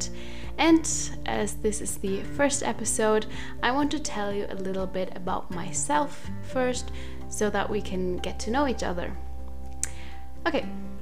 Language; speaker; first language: English; non-native, fluent; German